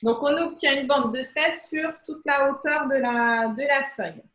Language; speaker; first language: French; native; French